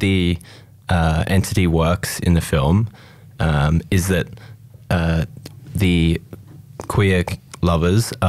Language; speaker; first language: English; native; English